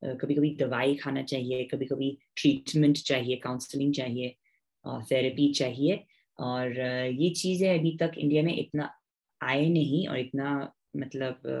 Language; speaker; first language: Hindi; non-native, fluent; English